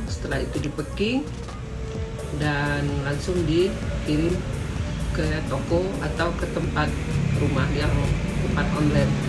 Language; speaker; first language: Indonesian; non-native, local second language; Minangkabau